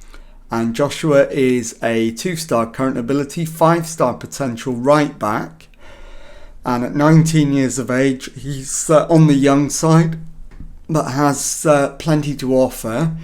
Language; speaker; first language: English; native; English